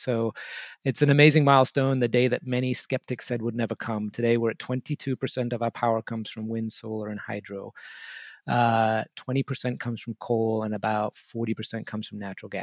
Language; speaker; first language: English; native; English